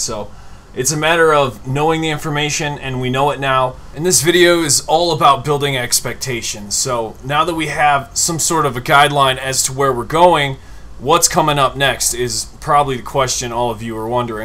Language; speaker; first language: English; native; English